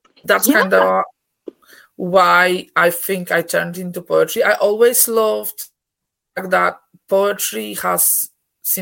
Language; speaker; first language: English; non-native, fluent; Polish